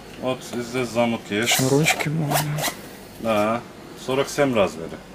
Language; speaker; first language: Russian; non-native, learner; Turkish